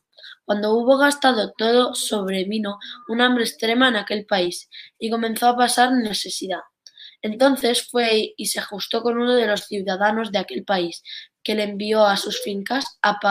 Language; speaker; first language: Spanish; native; Spanish